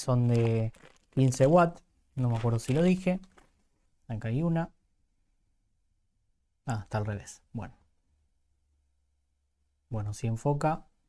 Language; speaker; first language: Spanish; native; Spanish